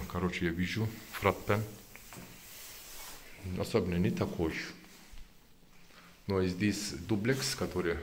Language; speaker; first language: Russian; non-native, learner; Turkish